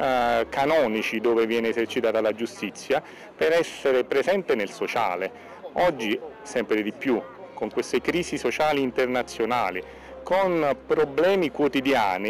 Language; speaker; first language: Italian; native; Italian